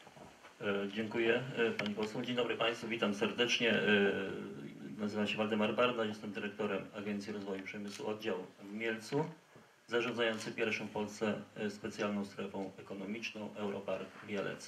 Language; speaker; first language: Polish; native; Polish